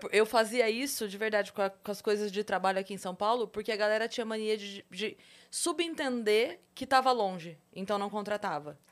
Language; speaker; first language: Portuguese; native; Portuguese